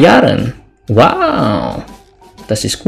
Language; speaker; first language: German; non-native, learner; Indonesian